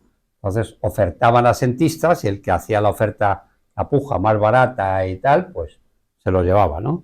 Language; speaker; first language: Spanish; native; Spanish